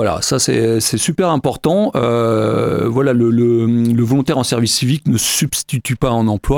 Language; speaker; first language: French; native; French